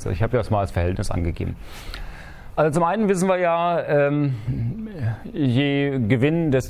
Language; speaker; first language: German; native; German